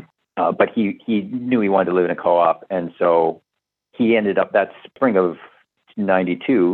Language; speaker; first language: English; native; English